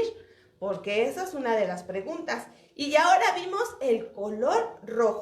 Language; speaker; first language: Spanish; native; Spanish